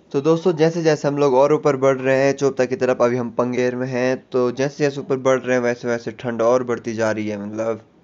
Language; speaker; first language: Hindi; native; Hindi